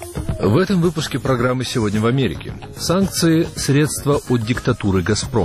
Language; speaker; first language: Russian; native; Russian